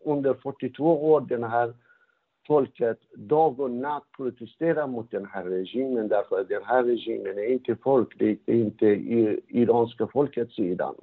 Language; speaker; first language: Swedish; non-native, fluent; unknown